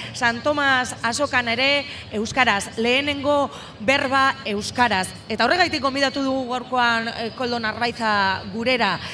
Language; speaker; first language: Basque; native; Basque